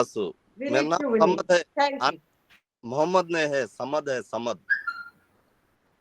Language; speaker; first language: Hindi; non-native, local second language; Telugu